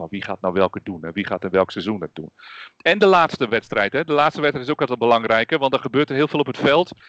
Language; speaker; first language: Dutch; native; Dutch